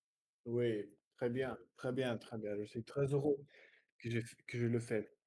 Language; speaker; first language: French; non-native, learner; Russian